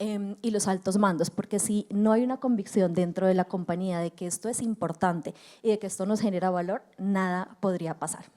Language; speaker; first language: Spanish; native; Spanish